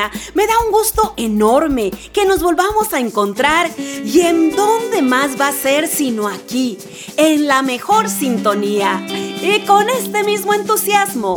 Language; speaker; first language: Spanish; native; Spanish